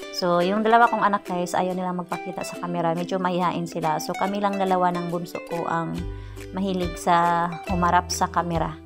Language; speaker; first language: Filipino; non-native, local second language; Cebuano